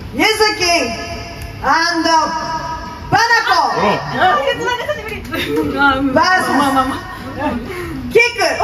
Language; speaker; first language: Japanese; native; Japanese